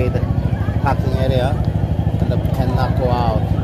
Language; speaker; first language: English; non-native, learner; Korean